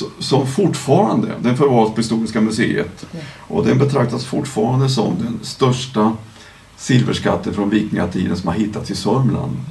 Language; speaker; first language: Swedish; native; Swedish